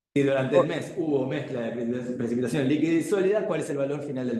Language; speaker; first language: Spanish; native; Spanish